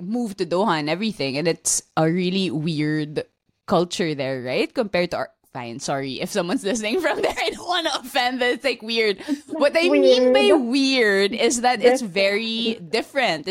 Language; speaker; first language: English; non-native, local second language; Filipino